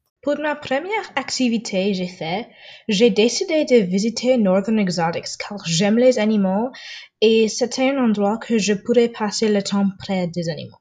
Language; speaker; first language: French; non-native, local second language; English